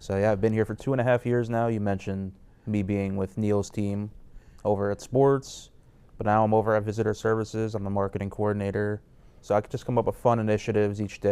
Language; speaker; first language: English; native; English